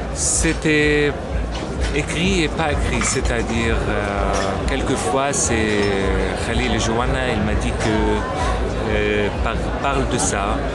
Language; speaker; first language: French; non-native, local second language; Arabic